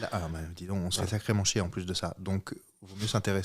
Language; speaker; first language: French; native; French